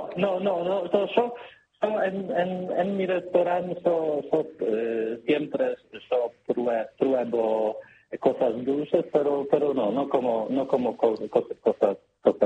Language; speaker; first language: Spanish; non-native, learner; Polish